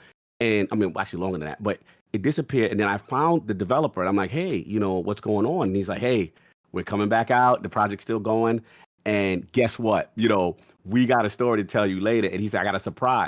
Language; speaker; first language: English; native; English